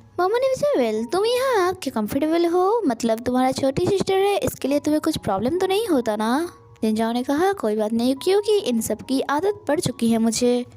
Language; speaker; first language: Hindi; non-native, local second language; Bangla